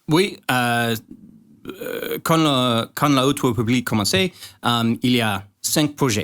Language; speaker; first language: French; non-native, learner; English